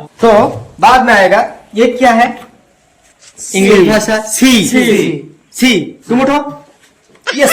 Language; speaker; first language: Hindi; non-native, local second language; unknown